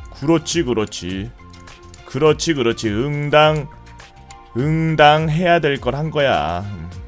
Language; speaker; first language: Korean; native; Korean